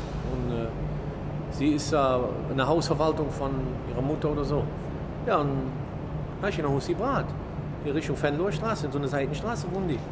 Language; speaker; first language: German; native; German